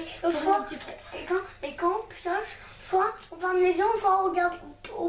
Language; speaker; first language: French; native; French